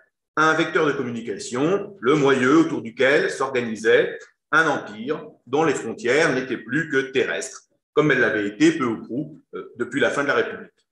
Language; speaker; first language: French; native; French